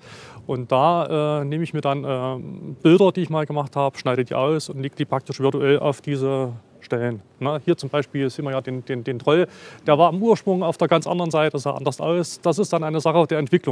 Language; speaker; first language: German; native; German